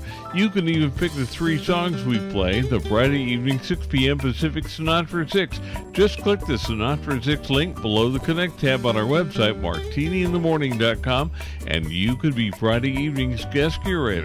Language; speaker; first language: English; native; English